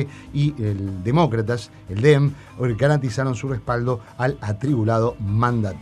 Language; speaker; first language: Spanish; native; Spanish